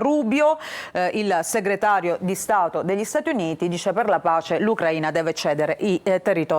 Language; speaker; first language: Italian; native; Italian